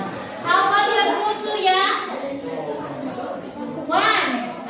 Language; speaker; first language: English; non-native, local second language; Indonesian